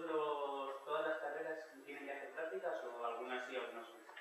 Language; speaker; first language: Spanish; native; Spanish